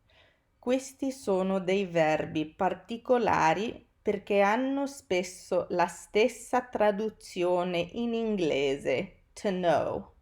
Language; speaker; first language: Italian; non-native, fluent; English